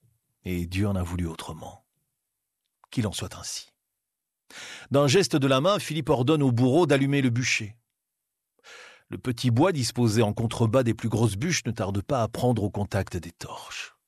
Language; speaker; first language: French; native; French